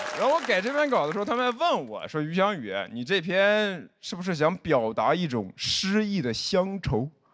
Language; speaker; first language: Chinese; native; Chinese